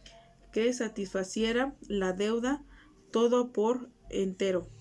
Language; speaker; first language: Spanish; native; Spanish